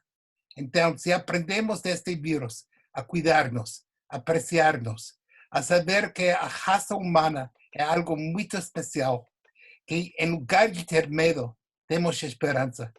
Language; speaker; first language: Portuguese; non-native, fluent; English